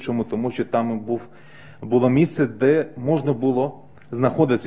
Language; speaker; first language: Ukrainian; non-native, fluent; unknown